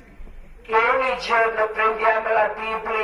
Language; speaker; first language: Italian; non-native, learner; Croatian